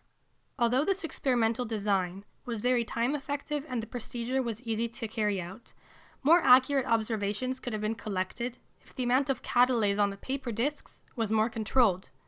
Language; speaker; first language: English; native; English